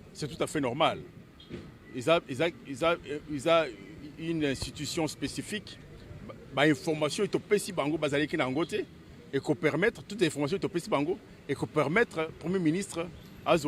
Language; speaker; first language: French; non-native, local second language; Lingala